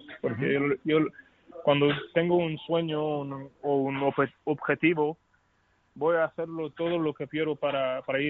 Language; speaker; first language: Spanish; non-native, learner; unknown